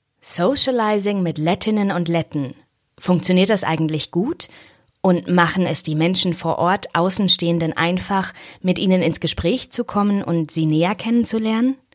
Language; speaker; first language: German; native; German